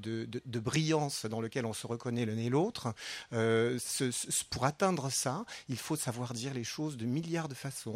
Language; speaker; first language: French; native; French